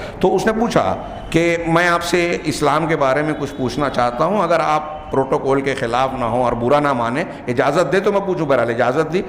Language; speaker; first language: Urdu; native; Urdu